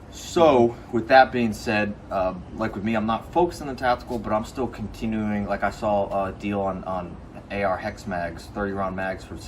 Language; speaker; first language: English; native; English